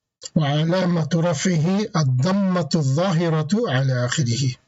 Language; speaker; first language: Arabic; non-native, fluent; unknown